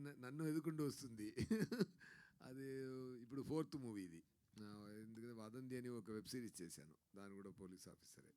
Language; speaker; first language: Telugu; non-native, learner; Tamil